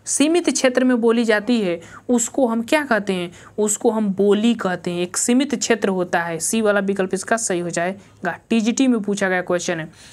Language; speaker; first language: Hindi; native; Hindi